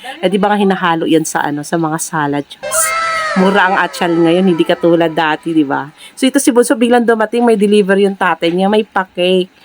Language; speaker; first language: Filipino; non-native, local second language; Cebuano